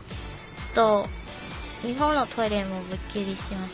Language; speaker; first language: Japanese; non-native, learner; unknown